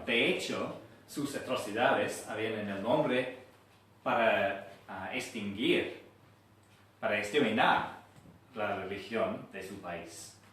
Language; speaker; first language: Spanish; non-native, fluent; English